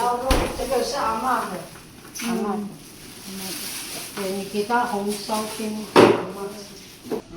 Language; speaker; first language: Chinese; non-native, learner; Filipino